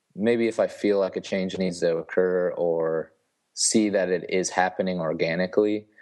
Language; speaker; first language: English; native; English